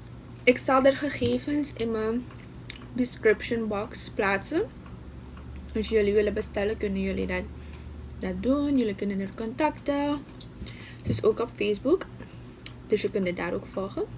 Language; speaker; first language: Dutch; non-native, local second language; Papiamento